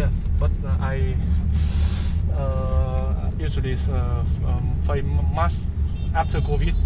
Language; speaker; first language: English; non-native, learner; Vietnamese